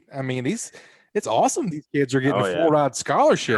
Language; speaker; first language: English; native; English